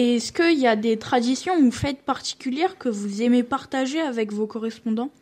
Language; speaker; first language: French; native; French